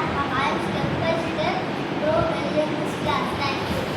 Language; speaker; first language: English; non-native, learner; Tamil